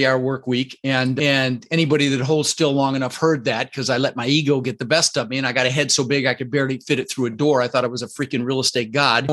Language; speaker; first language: English; early bilingual, other home language; Dutch